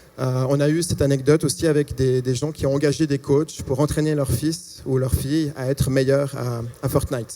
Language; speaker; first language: French; native; French